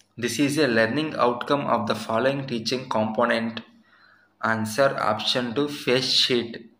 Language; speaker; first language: English; non-native, local second language; Telugu